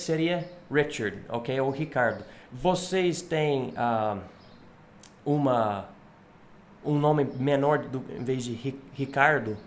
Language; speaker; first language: Portuguese; non-native, fluent; English